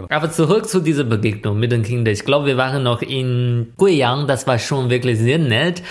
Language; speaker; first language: German; non-native, fluent; Chinese